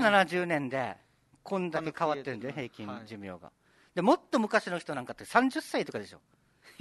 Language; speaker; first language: Japanese; native; Japanese